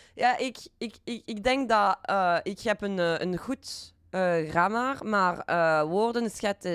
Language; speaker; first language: Dutch; non-native, learner; French